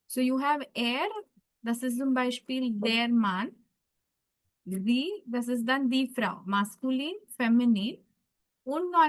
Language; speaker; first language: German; non-native, fluent; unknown